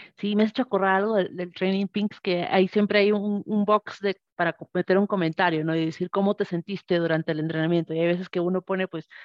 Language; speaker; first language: Spanish; native; Spanish